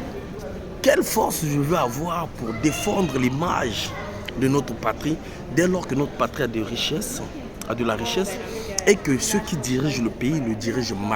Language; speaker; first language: French; non-native, local second language; Lingala